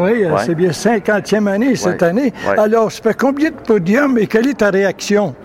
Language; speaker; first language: French; native; French